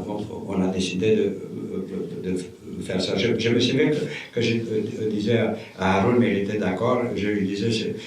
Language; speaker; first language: French; non-native, fluent; Romanian